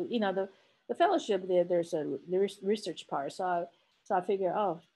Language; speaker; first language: English; non-native, fluent; Chinese